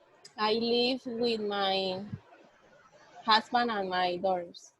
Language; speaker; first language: English; non-native, learner; Spanish